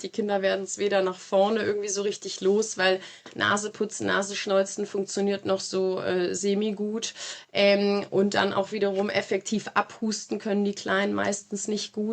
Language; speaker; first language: German; native; German